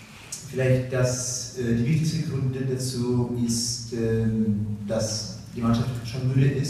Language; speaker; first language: German; non-native, learner; Russian